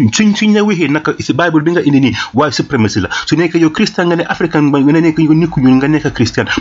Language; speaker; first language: Wolof; non-native, local second language; Serer